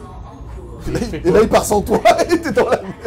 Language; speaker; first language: French; native; French